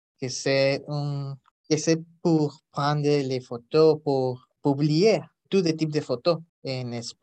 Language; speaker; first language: French; non-native, learner; Spanish